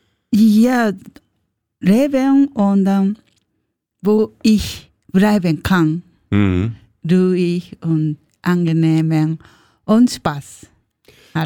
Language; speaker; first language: German; non-native, learner; Japanese